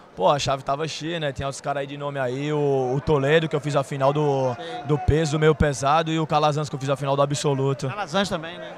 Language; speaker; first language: Portuguese; native; Portuguese